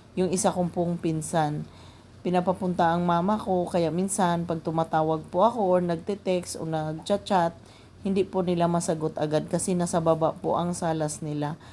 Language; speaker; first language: Filipino; non-native, local second language; Cebuano